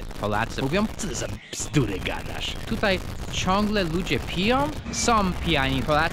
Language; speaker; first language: Polish; non-native, fluent; English